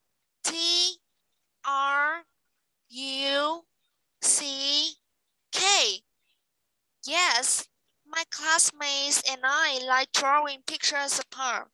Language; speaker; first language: English; non-native, fluent; Vietnamese